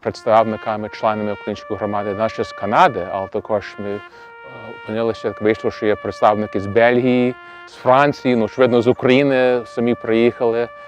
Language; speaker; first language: Ukrainian; early bilingual, heritage; Ukrainian